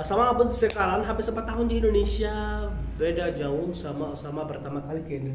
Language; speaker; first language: Indonesian; non-native, learner; Arabic